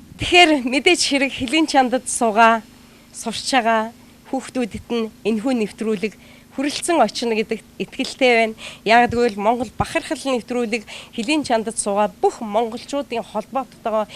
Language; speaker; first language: Mongolian; native; Mongolian